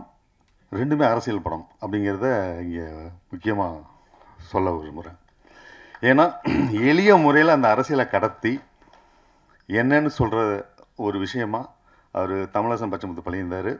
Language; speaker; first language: Tamil; native; Tamil